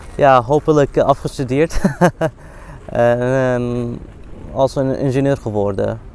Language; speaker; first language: Dutch; non-native, fluent; Arabic